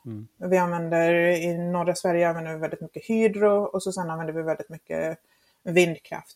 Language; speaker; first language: Swedish; non-native, fluent; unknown